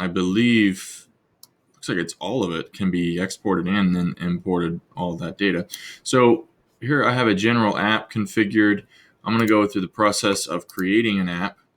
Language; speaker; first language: English; native; English